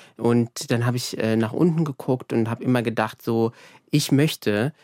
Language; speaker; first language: German; early bilingual, other home language; Arabic